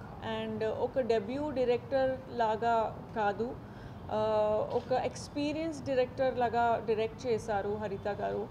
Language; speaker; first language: Telugu; non-native, fluent; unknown